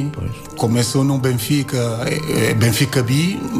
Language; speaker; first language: Portuguese; non-native, learner; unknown